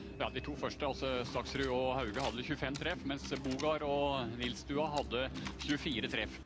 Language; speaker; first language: Norwegian; native; Norwegian